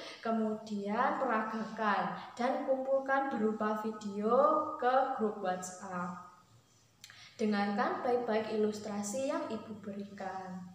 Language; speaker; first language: Indonesian; native; Indonesian